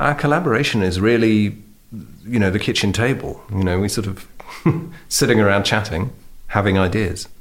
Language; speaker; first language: English; native; English